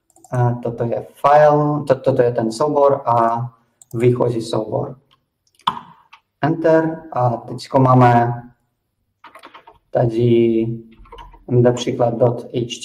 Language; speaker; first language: Czech; non-native, fluent; Russian